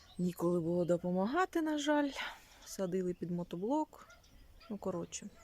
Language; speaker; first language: Ukrainian; non-native, local second language; Russian